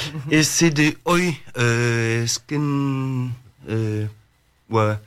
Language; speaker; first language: French; non-native, learner; Dutch